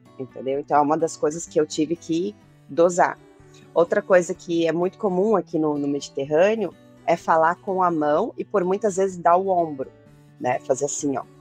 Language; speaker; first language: Portuguese; native; Portuguese